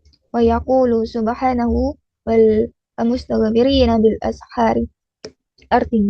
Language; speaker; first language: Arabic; non-native, learner; Indonesian